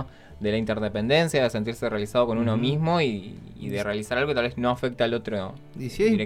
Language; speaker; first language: Spanish; native; Spanish